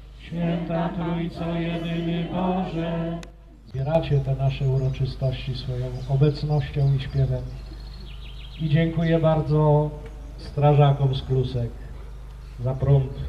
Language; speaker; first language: Polish; native; Polish